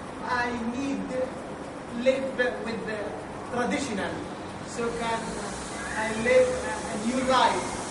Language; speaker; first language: English; non-native, learner; Arabic